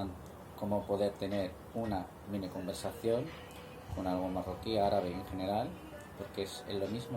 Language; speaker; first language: Spanish; non-native, fluent; Arabic